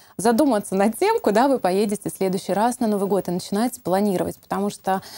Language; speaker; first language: Russian; native; Russian